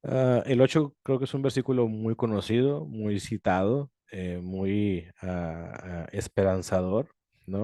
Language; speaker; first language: Spanish; native; Spanish